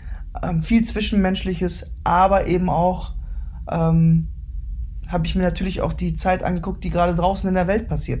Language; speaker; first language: German; native; German